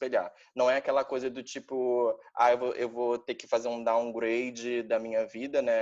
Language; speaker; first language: Portuguese; native; Portuguese